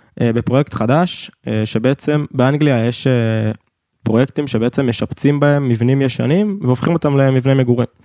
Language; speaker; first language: Hebrew; native; Hebrew